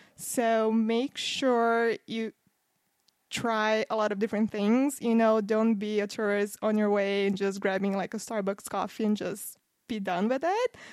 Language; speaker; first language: English; non-native, fluent; Portuguese